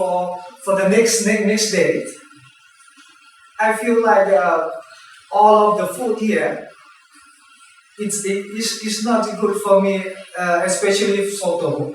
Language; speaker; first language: English; non-native, learner; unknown